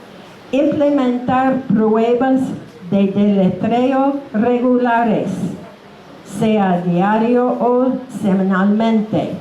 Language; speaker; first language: Spanish; non-native, fluent; English